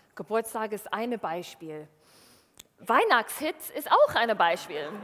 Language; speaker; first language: German; non-native, fluent; English